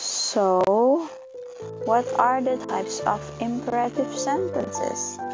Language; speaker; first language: English; non-native, fluent; Indonesian